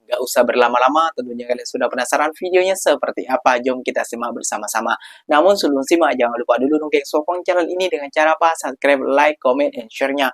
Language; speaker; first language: Indonesian; native; Indonesian